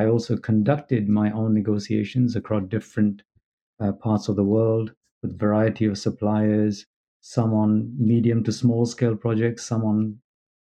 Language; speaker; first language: English; native; English